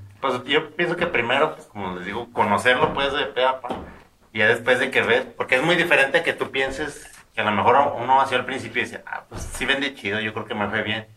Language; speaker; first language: Spanish; native; Spanish